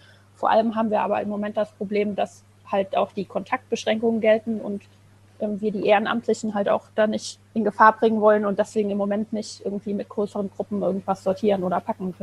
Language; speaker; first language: German; native; German